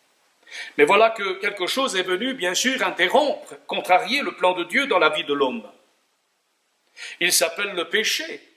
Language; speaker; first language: French; native; French